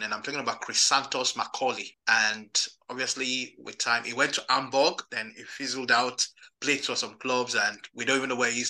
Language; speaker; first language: English; non-native, local second language; Yoruba